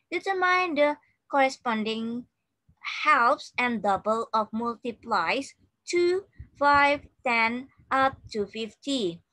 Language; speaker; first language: English; non-native, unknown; Indonesian